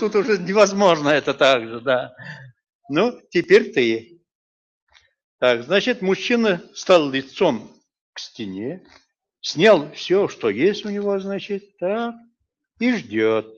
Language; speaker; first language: Russian; non-native, local second language; Bashkir